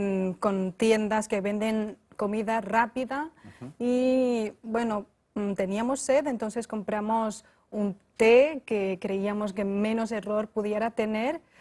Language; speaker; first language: Spanish; non-native, fluent; Chinese